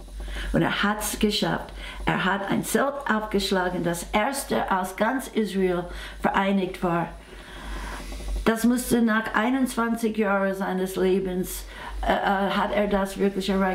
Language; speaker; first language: German; non-native, fluent; English